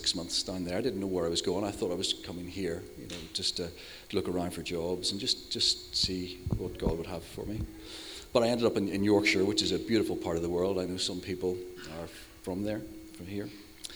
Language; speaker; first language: English; native; English